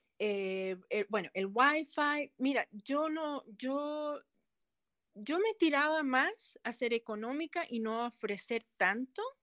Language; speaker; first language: Spanish; early bilingual, heritage; Spanish